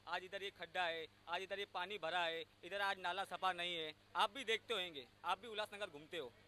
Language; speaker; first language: Hindi; non-native, local second language; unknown